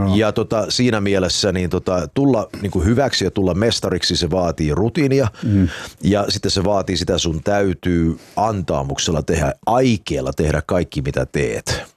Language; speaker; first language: Finnish; early bilingual, heritage; Finnish